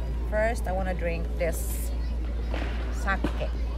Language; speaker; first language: English; non-native, local second language; Filipino